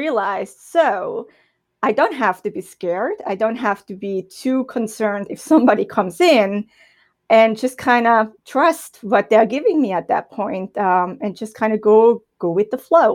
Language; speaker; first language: English; non-native, fluent; German